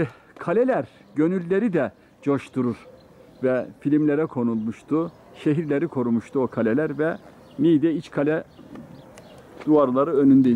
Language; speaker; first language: Turkish; native; Turkish